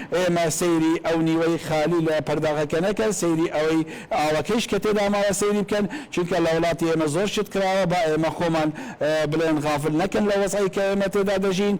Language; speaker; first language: Central Kurdish; non-native, local second language; Kurdish